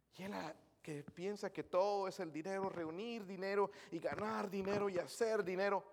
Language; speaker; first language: Spanish; native; Spanish